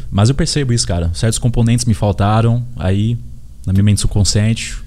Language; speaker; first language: Portuguese; early bilingual, heritage; Portuguese